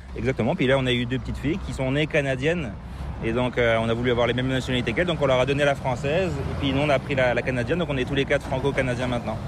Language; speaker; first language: French; native; French